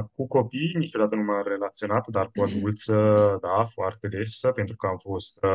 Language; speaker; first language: Romanian; non-native, fluent; Italian